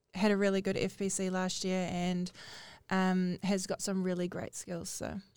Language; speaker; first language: English; native; English